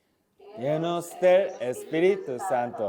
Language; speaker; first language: Spanish; non-native, learner; Korean